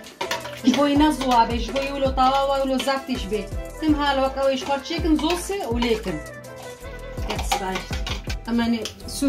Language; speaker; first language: German; non-native, learner; Kurdish